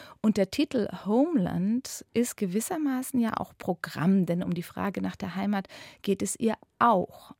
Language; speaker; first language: German; native; German